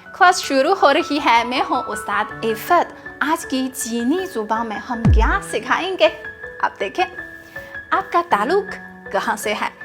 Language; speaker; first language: Urdu; native; Urdu